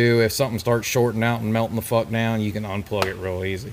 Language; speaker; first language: English; native; English